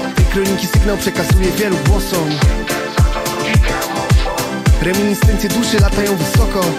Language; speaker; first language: Polish; native; Polish